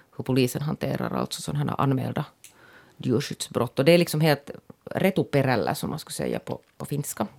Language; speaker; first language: Swedish; native; Swedish